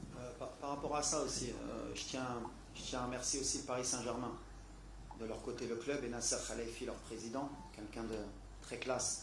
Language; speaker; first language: French; native; French